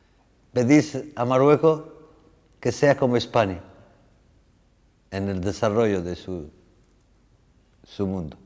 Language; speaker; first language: Spanish; non-native, fluent; Arabic